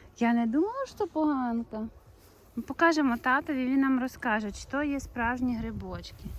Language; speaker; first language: Ukrainian; native; Ukrainian